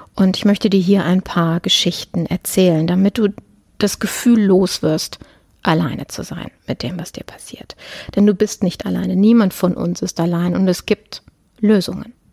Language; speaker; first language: German; early bilingual, other home language; Polish